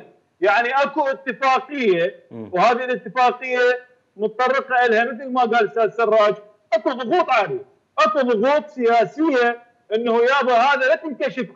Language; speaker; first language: Arabic; native; Arabic